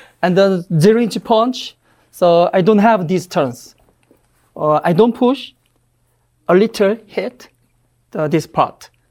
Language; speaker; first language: English; non-native, learner; Korean